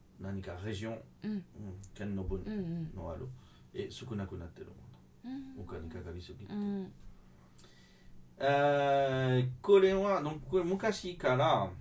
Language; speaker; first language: Japanese; non-native, fluent; French